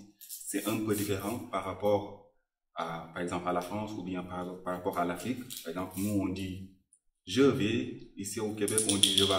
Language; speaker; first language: French; non-native, local second language; Fula